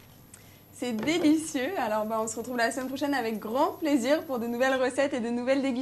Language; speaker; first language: French; native; French